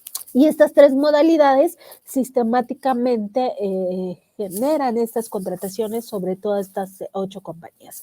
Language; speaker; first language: Spanish; native; Spanish